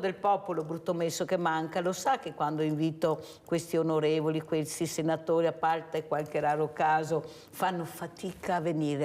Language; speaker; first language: Italian; native; Italian